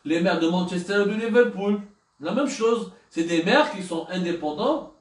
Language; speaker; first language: French; non-native, local second language; Arabic